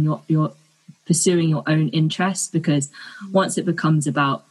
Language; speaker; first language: English; native; English